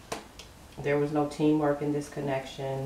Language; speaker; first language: English; native; English